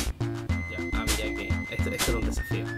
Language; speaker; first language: Spanish; native; Spanish